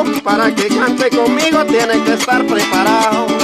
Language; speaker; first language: Spanish; native; Spanish